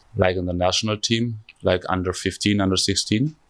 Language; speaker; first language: English; non-native, fluent; German